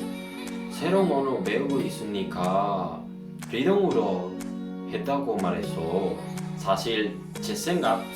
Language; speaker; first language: Korean; non-native, learner; Spanish